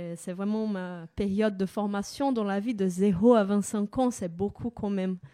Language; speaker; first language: French; non-native, fluent; Portuguese